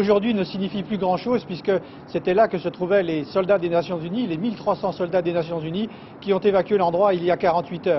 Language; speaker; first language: French; native; French